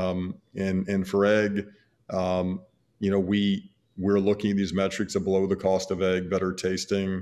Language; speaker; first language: English; native; English